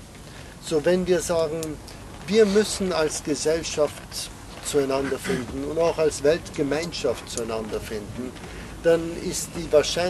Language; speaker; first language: German; non-native, fluent; English